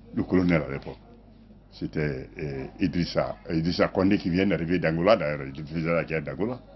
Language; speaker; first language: French; non-native, local second language; Mandingo